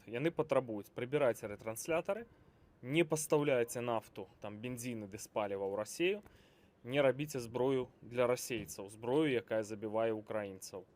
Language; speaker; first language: Belarusian; native; Belarusian